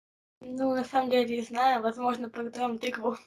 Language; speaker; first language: Russian; native; Russian